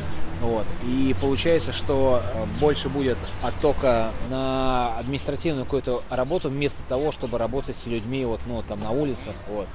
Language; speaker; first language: Russian; native; Russian